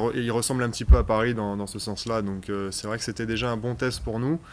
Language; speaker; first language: French; native; French